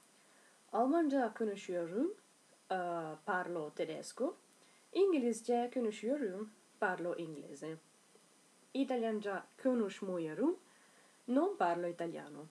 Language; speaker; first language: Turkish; non-native, learner; Italian